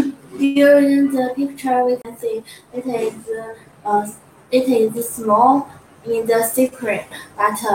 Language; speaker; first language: English; non-native, learner; Chinese